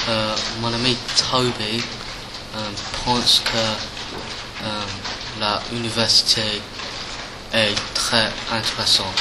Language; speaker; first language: French; non-native, learner; English